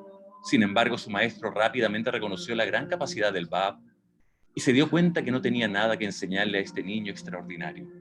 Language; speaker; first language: Spanish; native; Spanish